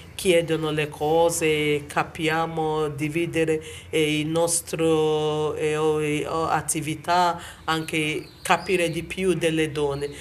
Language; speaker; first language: Italian; non-native, learner; Bini